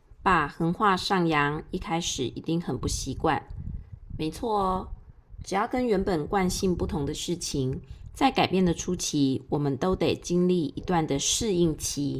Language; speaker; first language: Chinese; native; Chinese